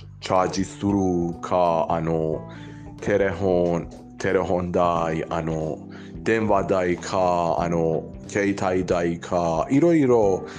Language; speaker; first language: Japanese; non-native, learner; Persian